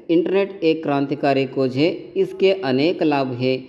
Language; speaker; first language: Hindi; non-native, local second language; Kannada